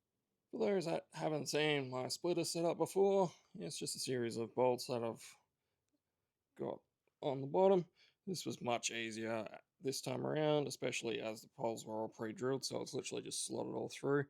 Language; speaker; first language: English; native; English